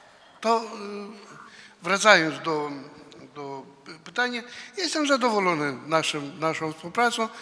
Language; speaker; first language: Polish; non-native, fluent; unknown